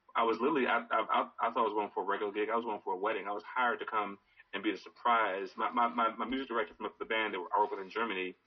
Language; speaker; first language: English; native; English